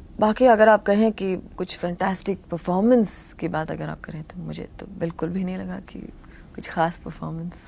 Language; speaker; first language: Hindi; non-native, local second language; Tamil